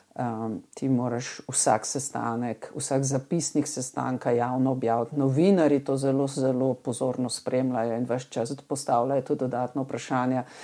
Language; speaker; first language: Slovenian; native; Slovenian